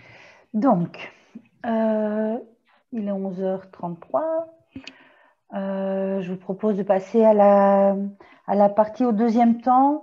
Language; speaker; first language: French; native; French